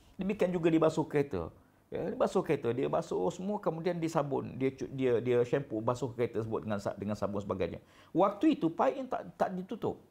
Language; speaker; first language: Malay; native; Malay